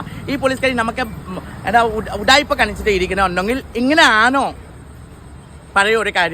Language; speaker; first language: Malayalam; non-native, learner; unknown